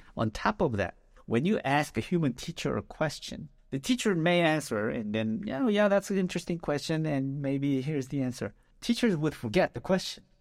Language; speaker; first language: English; non-native, fluent; Korean